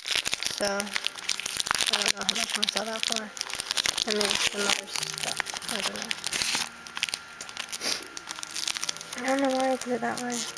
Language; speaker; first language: English; native; English